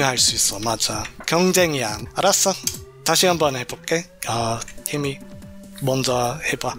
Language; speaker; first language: Korean; non-native, learner; English